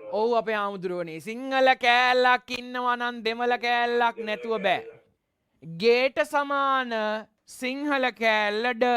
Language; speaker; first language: Sinhala; non-native, local second language; Tamil